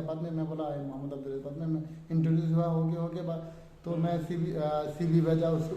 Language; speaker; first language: Hindi; non-native, learner; Bangla